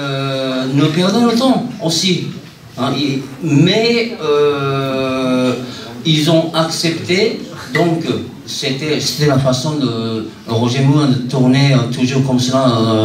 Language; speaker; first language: French; non-native, fluent; Japanese